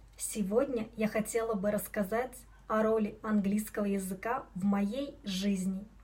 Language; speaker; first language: Russian; non-native, local second language; Belarusian